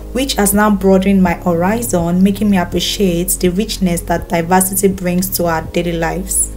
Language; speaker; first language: English; non-native, local second language; Yoruba